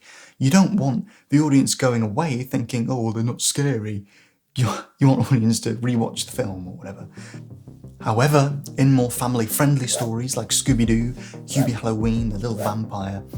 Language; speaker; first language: English; native; English